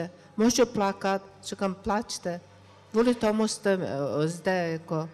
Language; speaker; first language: Czech; non-native, learner; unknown